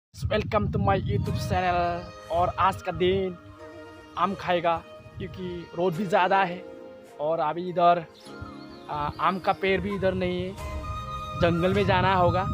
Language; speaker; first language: Hindi; non-native, local second language; Assamese